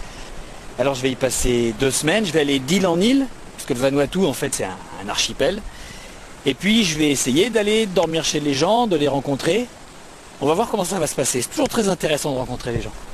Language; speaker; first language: French; native; French